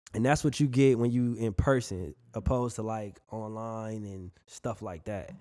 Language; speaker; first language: English; native; English